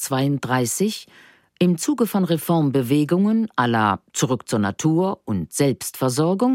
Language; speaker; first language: German; native; German